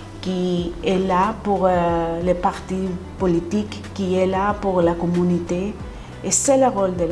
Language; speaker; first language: French; non-native, fluent; Spanish